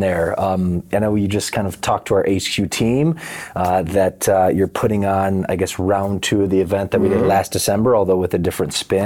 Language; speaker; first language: English; native; English